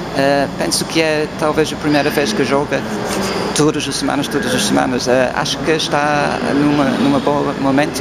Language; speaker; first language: Portuguese; non-native, fluent; English